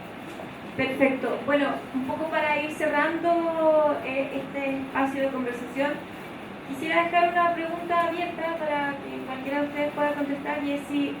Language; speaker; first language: Spanish; native; Spanish